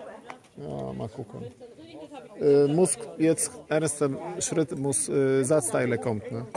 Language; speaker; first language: German; non-native, learner; Polish